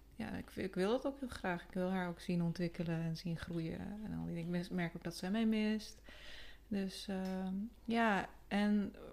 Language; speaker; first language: Dutch; early bilingual, other home language; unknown